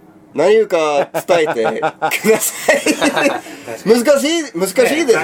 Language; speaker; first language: Japanese; non-native, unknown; Swedish